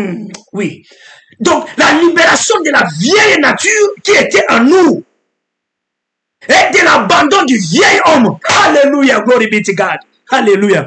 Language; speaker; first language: French; non-native, local second language; Lingala